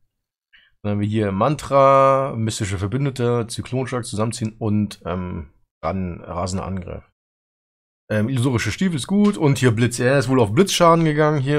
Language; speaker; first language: German; native; German